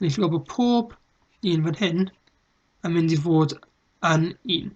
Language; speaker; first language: Welsh; native; Welsh